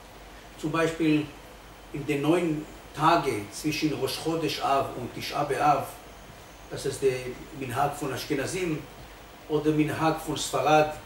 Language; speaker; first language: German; non-native, fluent; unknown